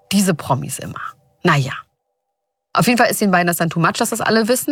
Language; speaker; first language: German; native; German